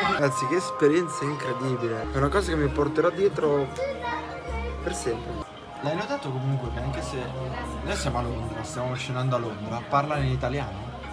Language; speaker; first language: Italian; native; Italian